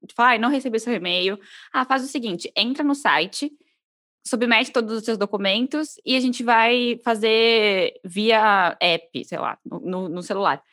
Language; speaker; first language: Portuguese; native; Portuguese